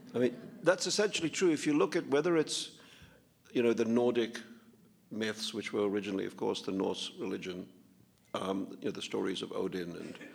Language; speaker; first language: English; non-native, local second language; Urdu